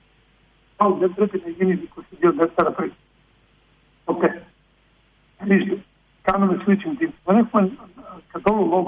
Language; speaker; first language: Greek; non-native, fluent; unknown